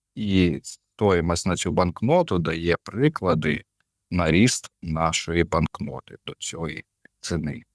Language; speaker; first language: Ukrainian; non-native, local second language; Russian